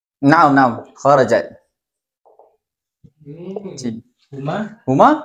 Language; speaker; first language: Arabic; non-native, learner; Malay